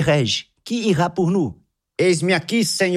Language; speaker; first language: French; non-native, fluent; Portuguese